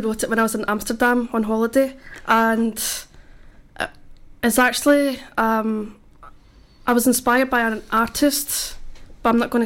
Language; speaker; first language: English; native; English